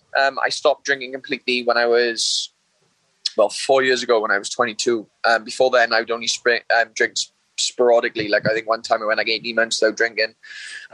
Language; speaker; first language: English; native; English